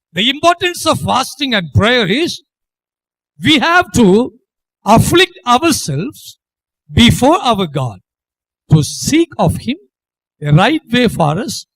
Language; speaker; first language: English; non-native, local second language; Tamil